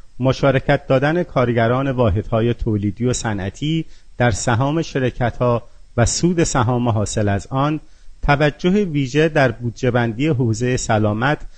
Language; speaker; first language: Persian; non-native, local second language; Azerbaijani